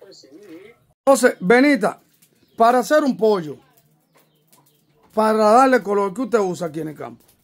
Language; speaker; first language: Spanish; native; Spanish